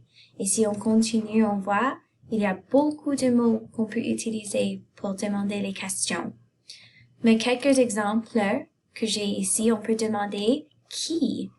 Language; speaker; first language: French; non-native, fluent; English